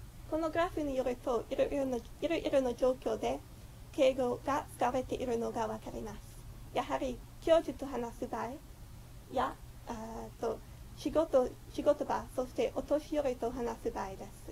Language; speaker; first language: Japanese; non-native, fluent; English